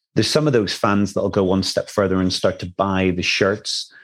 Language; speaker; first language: English; native; English